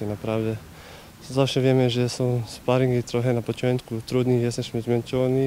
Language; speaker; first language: Polish; non-native, learner; Bosnian